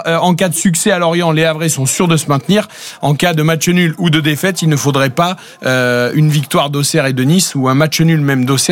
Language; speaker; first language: French; native; French